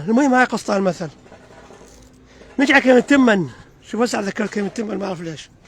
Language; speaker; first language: Arabic; native; Arabic